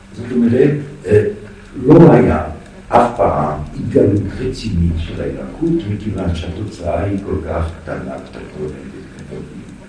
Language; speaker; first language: Hebrew; non-native, fluent; French